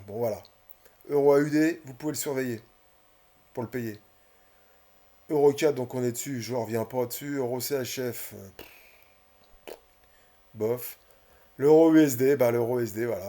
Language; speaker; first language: French; native; French